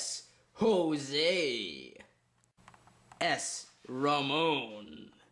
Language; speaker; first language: Spanish; non-native, learner; English